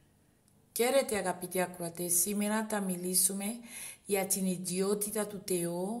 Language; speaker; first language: Greek; non-native, learner; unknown